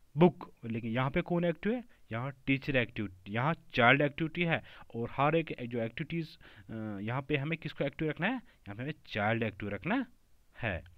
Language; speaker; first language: Hindi; non-native, local second language; Kashmiri